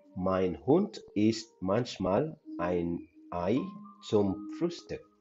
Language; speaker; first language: German; non-native, learner; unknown